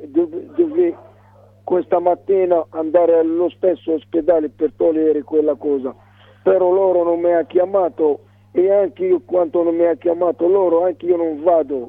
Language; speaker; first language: Italian; non-native, learner; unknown